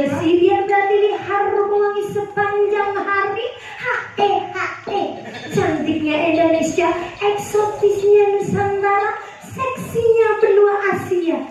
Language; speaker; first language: Indonesian; non-native, local second language; Javanese